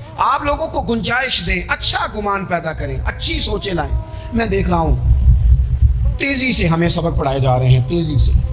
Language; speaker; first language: Urdu; non-native, local second language; Punjabi